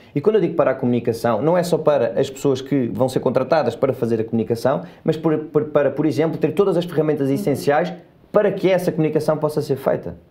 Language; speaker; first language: Portuguese; native; Portuguese